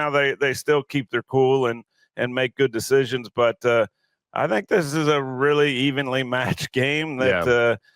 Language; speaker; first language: English; native; English